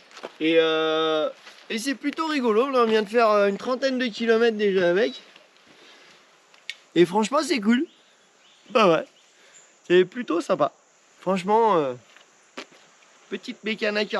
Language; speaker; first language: French; native; French